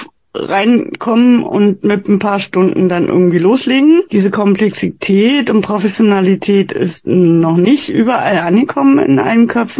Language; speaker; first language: German; native; German